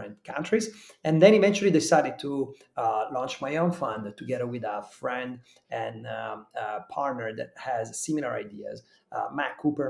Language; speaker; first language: English; non-native, fluent; Italian